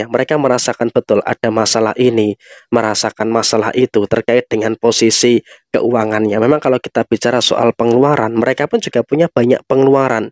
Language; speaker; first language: Indonesian; native; Indonesian